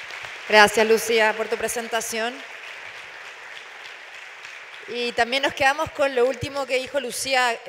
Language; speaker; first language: Spanish; native; Spanish